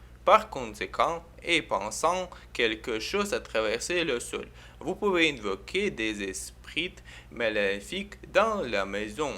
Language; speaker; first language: French; non-native, learner; Ukrainian